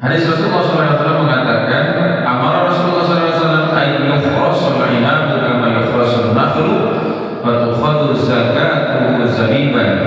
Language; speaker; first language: Indonesian; native; Indonesian